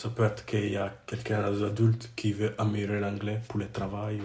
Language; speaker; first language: French; non-native, learner; English